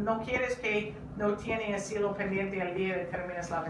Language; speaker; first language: Spanish; non-native, learner; English